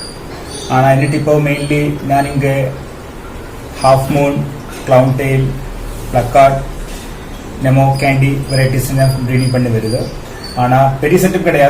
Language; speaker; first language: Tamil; non-native, learner; Malayalam